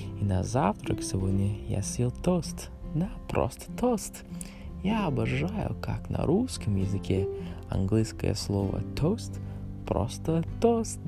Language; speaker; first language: Russian; non-native, learner; English